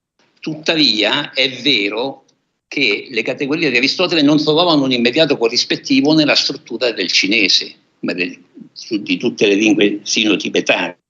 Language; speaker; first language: Italian; native; Italian